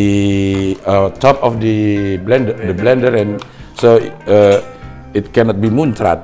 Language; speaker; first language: English; non-native, learner; Indonesian